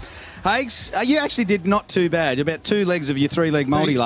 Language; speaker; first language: English; native; English